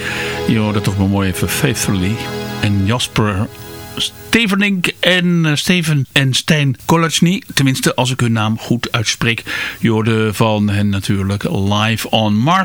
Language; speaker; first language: Dutch; native; Dutch